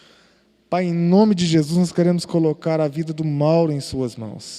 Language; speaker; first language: Portuguese; native; Portuguese